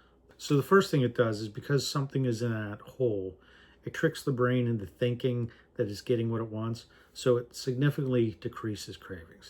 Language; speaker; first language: English; native; English